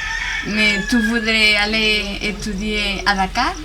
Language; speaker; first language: French; non-native, learner; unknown